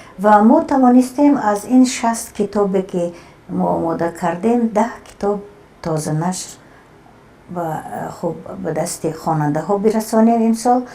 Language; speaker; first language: Tajik; native; Tajik